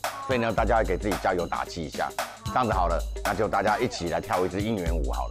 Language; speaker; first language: Chinese; native; Chinese